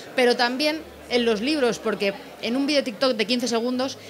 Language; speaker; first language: Spanish; native; Spanish